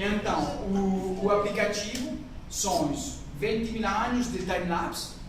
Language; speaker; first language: Portuguese; non-native, learner; French